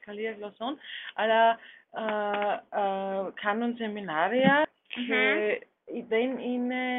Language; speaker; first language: Greek; non-native, learner; German